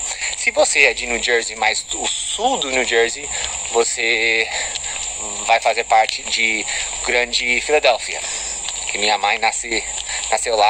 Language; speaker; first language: Portuguese; non-native, fluent; English